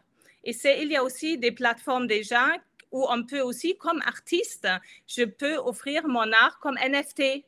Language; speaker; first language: French; non-native, fluent; German